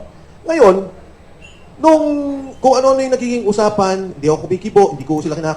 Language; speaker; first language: Filipino; native; Filipino